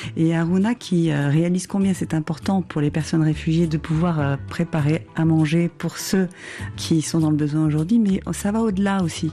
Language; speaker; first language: French; native; French